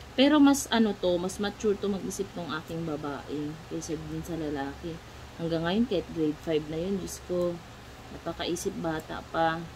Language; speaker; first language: Filipino; non-native, local second language; Cebuano